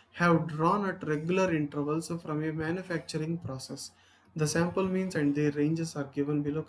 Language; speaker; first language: English; non-native, local second language; Telugu